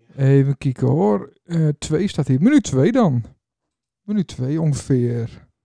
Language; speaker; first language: Dutch; native; Dutch